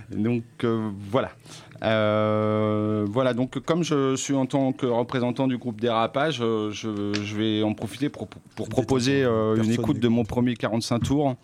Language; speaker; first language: French; native; French